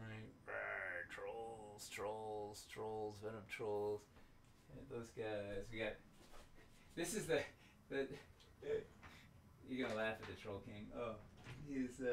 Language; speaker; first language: English; native; English